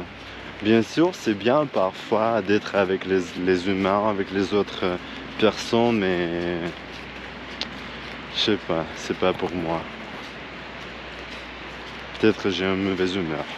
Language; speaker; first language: French; non-native, learner; Russian